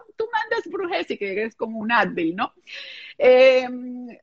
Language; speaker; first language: Spanish; non-native, local second language; German